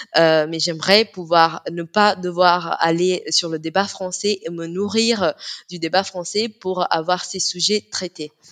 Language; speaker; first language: French; non-native, fluent; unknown